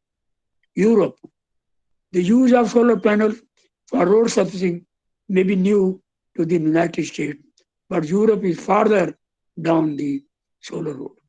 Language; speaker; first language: English; non-native, local second language; Hindi